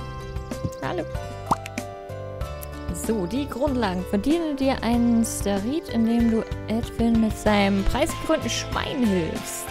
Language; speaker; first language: German; native; German